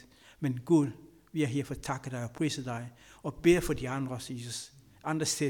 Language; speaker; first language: Danish; non-native, learner; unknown